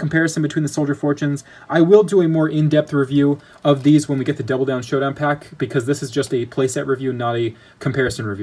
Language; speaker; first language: English; native; English